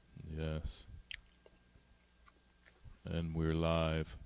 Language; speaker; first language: English; native; English